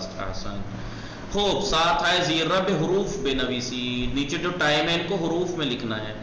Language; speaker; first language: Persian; non-native, fluent; Urdu